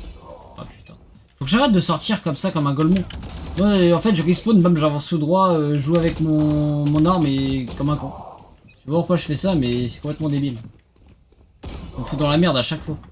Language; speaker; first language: French; native; French